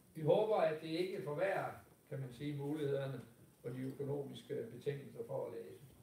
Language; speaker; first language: Danish; native; Danish